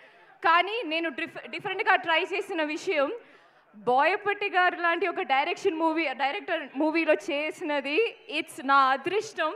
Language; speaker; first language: Telugu; non-native, fluent; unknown